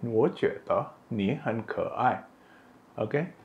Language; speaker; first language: Chinese; non-native, fluent; Indonesian